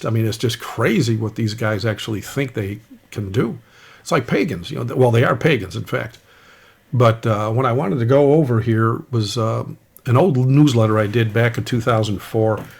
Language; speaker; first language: English; native; English